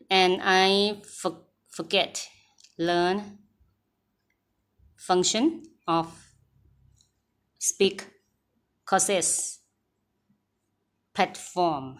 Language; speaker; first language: English; non-native, learner; Thai